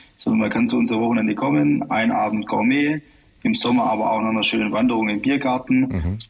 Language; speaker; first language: German; native; German